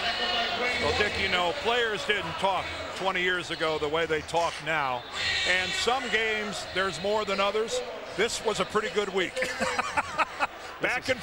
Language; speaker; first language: English; native; English